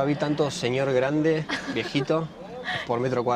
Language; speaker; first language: Spanish; native; Spanish